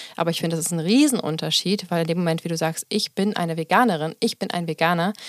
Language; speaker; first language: German; native; German